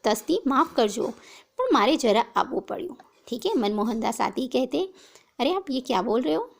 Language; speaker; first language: Hindi; non-native, local second language; Gujarati